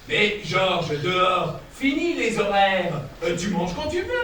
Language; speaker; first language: French; native; French